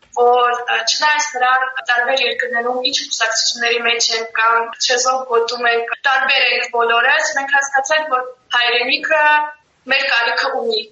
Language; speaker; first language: Armenian; early bilingual, heritage; Armenian